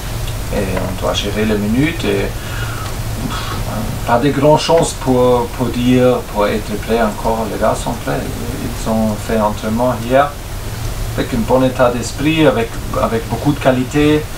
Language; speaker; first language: French; non-native, fluent; German